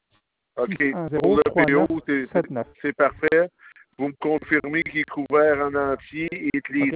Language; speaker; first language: French; native; French